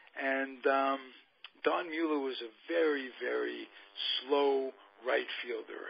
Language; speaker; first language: English; native; English